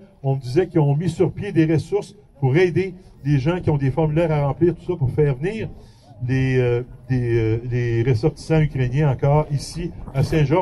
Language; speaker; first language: French; native; French